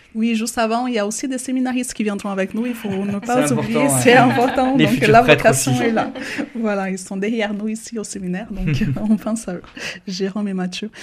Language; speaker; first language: French; non-native, fluent; Portuguese